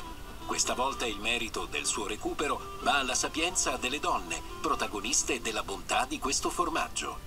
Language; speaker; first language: Italian; native; Italian